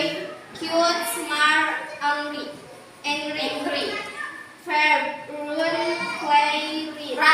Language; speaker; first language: English; non-native, learner; Indonesian